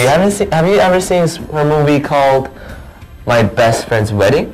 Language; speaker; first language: English; non-native, fluent; Chinese